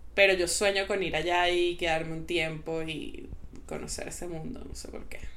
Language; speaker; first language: Spanish; native; Spanish